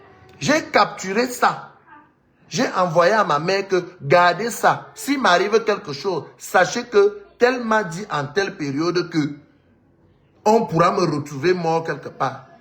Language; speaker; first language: French; non-native, local second language; Lingala